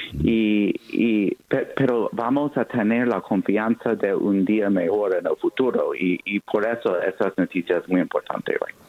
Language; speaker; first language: Spanish; non-native, fluent; English